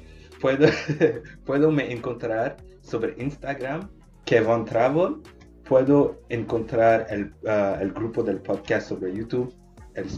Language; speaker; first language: Spanish; non-native, learner; English